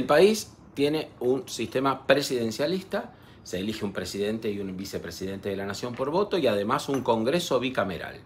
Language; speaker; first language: Spanish; native; Spanish